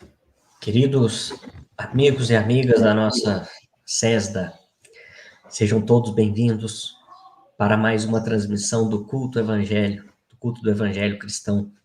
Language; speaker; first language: Portuguese; native; Portuguese